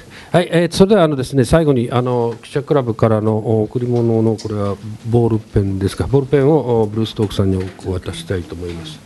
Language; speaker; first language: Japanese; native; Japanese